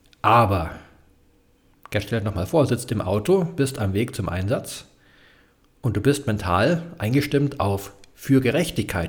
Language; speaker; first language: German; native; German